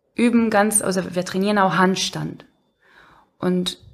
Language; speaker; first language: German; non-native, fluent; Portuguese